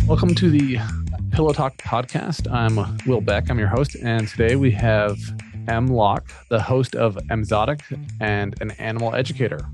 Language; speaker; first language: English; native; English